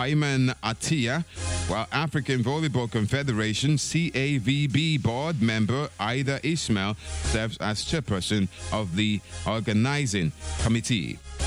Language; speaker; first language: English; non-native, local second language; Yoruba